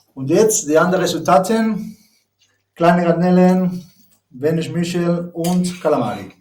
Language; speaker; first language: German; non-native, learner; Spanish